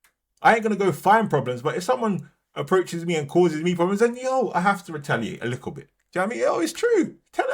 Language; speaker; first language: English; native; English